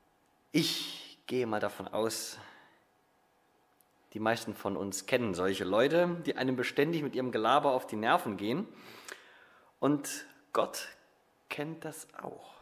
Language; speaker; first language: German; native; German